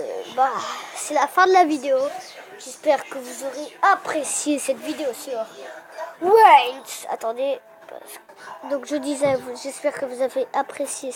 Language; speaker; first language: French; native; French